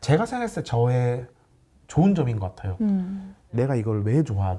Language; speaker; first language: Korean; native; Korean